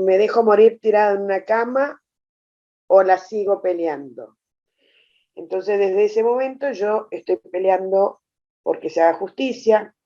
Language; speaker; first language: Spanish; native; Spanish